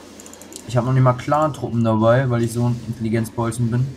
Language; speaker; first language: German; native; German